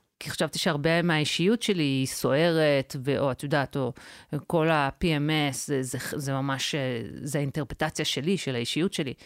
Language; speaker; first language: Hebrew; early bilingual, other home language; English